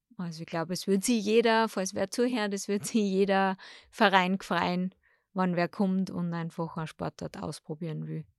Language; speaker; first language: German; native; German